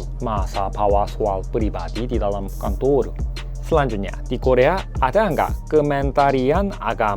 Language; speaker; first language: Indonesian; non-native, fluent; Korean